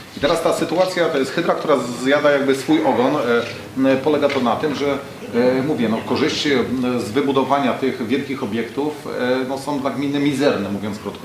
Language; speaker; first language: Polish; native; Polish